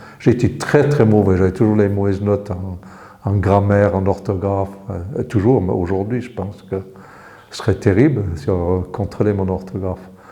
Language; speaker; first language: French; early bilingual, other home language; English